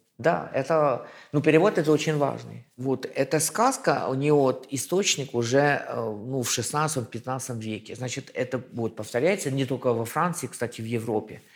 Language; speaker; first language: Russian; non-native, fluent; French